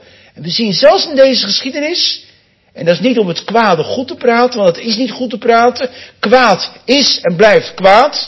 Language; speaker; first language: Dutch; native; Dutch